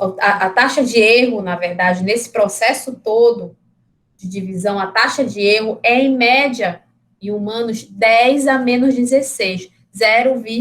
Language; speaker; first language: Portuguese; native; Portuguese